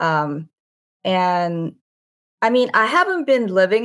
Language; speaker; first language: English; non-native, fluent; Korean